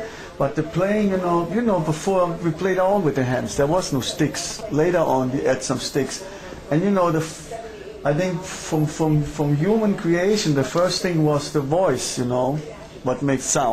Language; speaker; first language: English; non-native, fluent; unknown